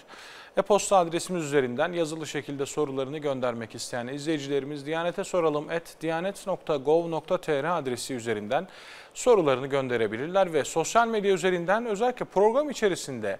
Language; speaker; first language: Turkish; native; Turkish